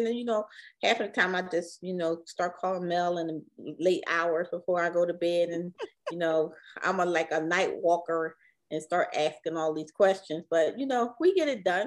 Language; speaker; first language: English; native; English